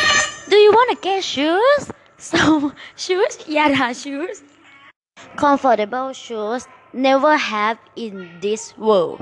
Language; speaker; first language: English; non-native, learner; Thai